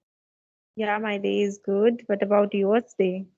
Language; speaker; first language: English; non-native, fluent; Hindi